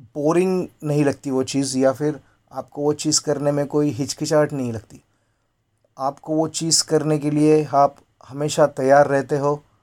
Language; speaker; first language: Hindi; non-native, local second language; Marathi